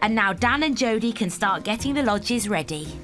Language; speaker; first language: English; native; English